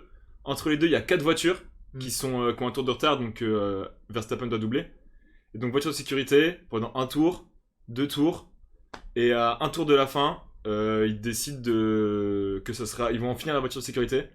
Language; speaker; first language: French; native; French